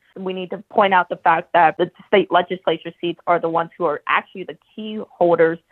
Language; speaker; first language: English; native; English